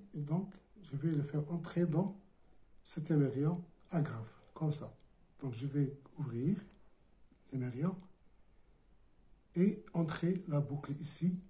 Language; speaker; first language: French; non-native, local second language; Arabic